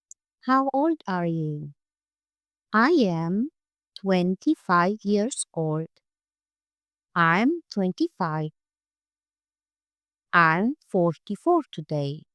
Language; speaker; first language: English; non-native, fluent; Polish